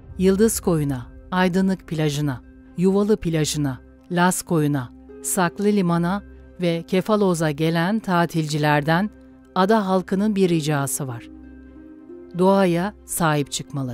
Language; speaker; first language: Turkish; native; Turkish